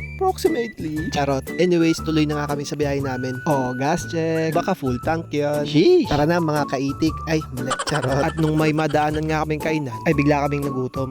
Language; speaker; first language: Filipino; non-native, local second language; Bikol